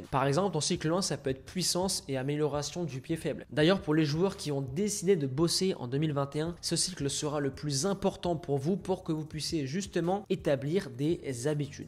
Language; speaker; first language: French; native; French